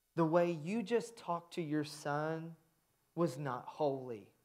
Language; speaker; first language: English; native; English